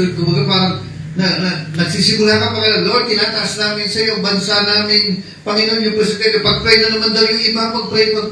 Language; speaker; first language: Filipino; native; Filipino